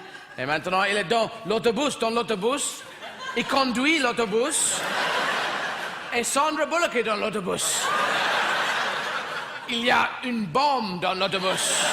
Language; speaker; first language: French; non-native, fluent; English